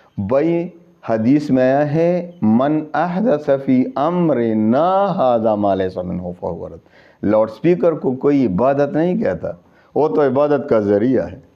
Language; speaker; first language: Urdu; non-native, local second language; Pashto